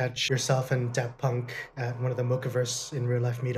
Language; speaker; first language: English; non-native, local second language; Cantonese